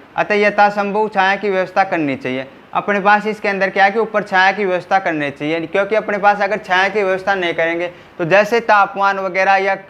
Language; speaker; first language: Hindi; native; Hindi